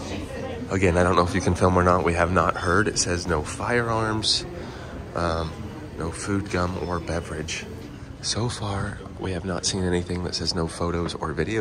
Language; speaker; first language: English; native; English